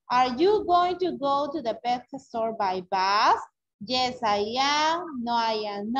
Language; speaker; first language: English; non-native, fluent; Spanish